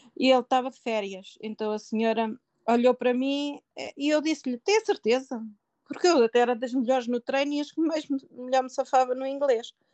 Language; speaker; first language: Portuguese; native; Portuguese